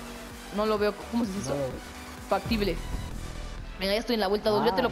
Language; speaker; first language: Spanish; native; Spanish